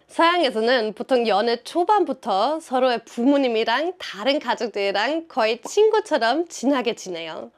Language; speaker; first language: Korean; non-native, fluent; German